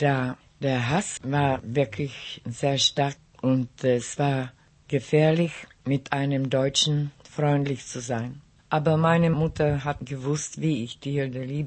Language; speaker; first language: German; non-native, local second language; Czech